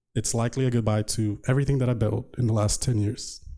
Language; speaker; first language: English; non-native, fluent; Portuguese